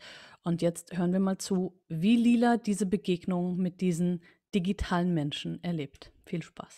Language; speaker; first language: German; native; German